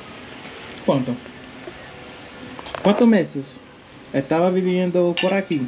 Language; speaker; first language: Spanish; non-native, learner; English